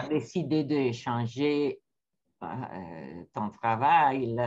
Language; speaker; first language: French; non-native, fluent; Italian